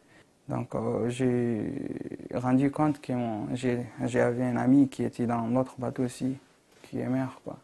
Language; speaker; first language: French; non-native, local second language; Arabic